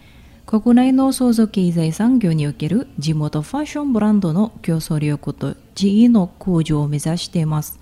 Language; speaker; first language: Japanese; non-native, fluent; Indonesian